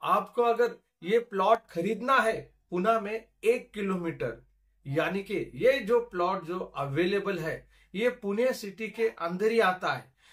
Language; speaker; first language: Hindi; non-native, local second language; Marathi